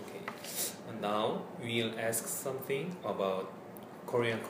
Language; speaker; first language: English; non-native, learner; Korean